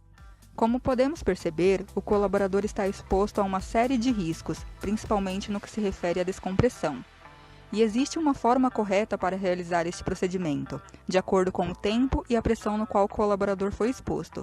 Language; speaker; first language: Portuguese; native; Portuguese